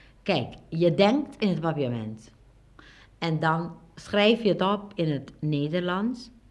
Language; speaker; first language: Dutch; non-native, local second language; Papiamento